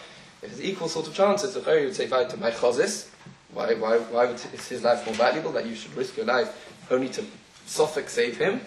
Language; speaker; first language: English; native; English